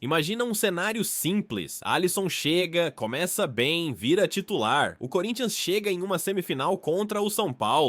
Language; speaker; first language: Portuguese; native; Portuguese